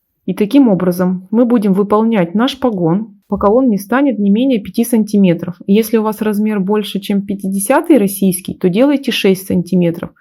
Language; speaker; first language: Russian; native; Russian